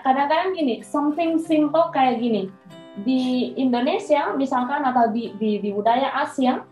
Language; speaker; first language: Indonesian; non-native, fluent; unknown